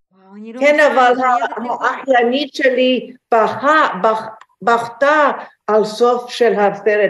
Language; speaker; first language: Hebrew; non-native, learner; English